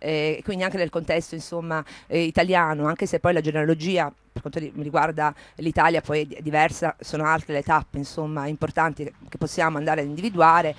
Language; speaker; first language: Italian; native; Italian